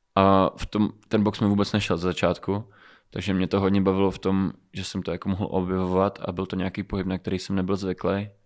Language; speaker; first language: Czech; early bilingual, other home language; Romanian